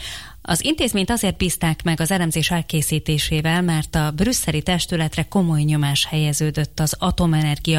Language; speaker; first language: Hungarian; native; Hungarian